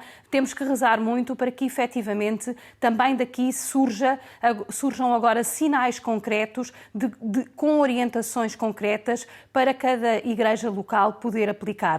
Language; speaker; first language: Portuguese; native; Portuguese